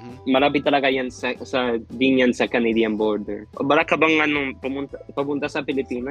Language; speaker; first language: Filipino; non-native, fluent; Spanish